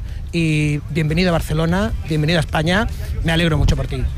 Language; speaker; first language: Spanish; native; Spanish